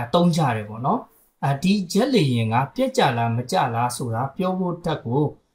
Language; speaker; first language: Burmese; native; Burmese